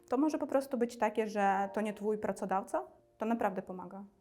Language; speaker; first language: Polish; non-native, fluent; Ukrainian